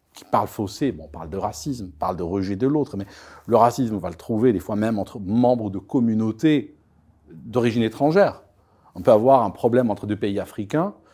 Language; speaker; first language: French; non-native, local second language; Arabic